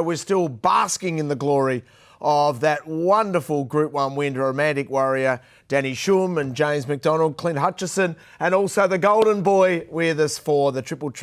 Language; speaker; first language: English; native; English